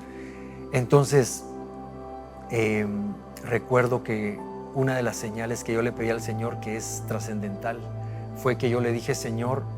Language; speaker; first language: Spanish; native; Spanish